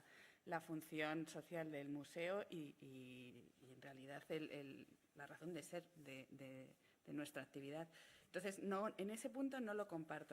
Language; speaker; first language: Spanish; native; Spanish